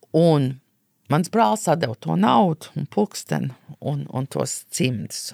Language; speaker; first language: Latvian; early bilingual, heritage; Latvian